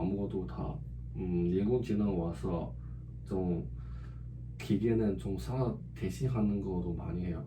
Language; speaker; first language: Korean; non-native, learner; Chinese